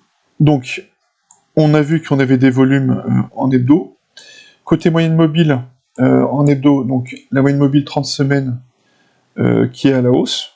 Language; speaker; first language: French; native; French